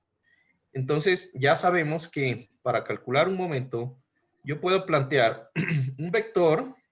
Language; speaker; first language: Spanish; native; Spanish